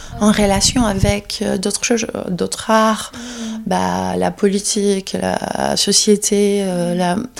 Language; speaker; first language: French; non-native, fluent; Greek